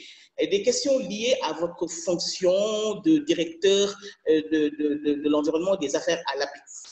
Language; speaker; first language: French; non-native, local second language; Wolof